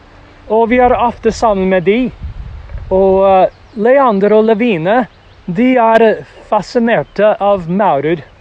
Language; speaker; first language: Norwegian; non-native, fluent; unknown